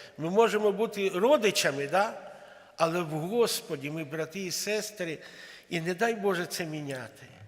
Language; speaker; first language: Ukrainian; non-native, local second language; Russian